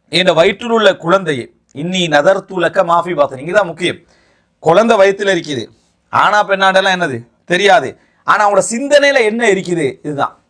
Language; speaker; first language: Tamil; native; Tamil